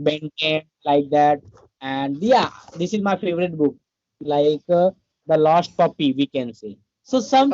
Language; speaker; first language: English; non-native, learner; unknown